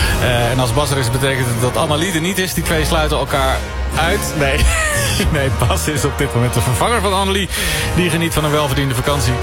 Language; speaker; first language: Dutch; native; Dutch